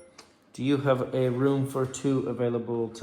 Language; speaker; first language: English; native; English